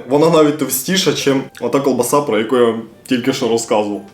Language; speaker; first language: Ukrainian; non-native, local second language; Russian